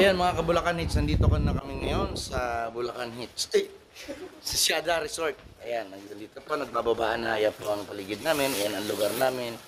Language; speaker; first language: Filipino; native; Filipino